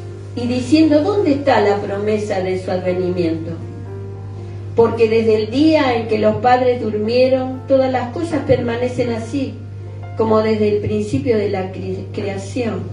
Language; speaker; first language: Spanish; native; Spanish